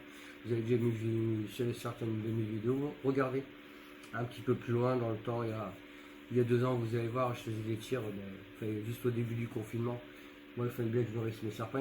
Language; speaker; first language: French; native; French